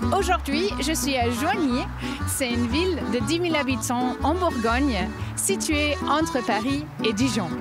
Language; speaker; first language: French; non-native, fluent; German